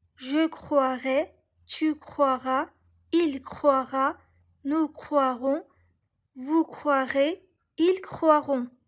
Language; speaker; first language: French; non-native, learner; Turkish